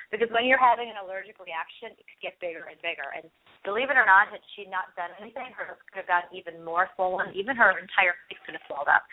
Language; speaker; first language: English; early bilingual, other home language; Hindi